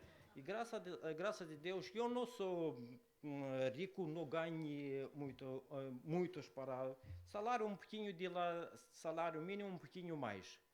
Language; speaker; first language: Portuguese; non-native, learner; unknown